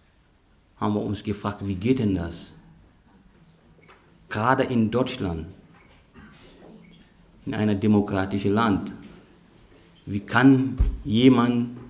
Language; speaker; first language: German; non-native, fluent; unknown